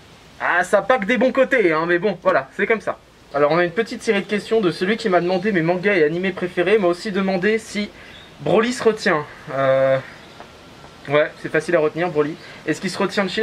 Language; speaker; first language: French; native; French